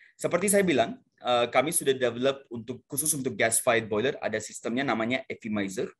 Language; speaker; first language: Indonesian; non-native, fluent; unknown